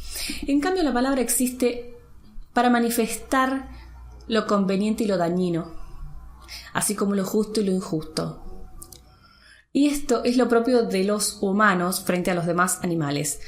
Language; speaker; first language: Spanish; native; Spanish